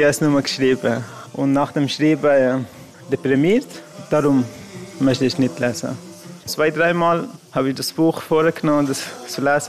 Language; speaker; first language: German; non-native, fluent; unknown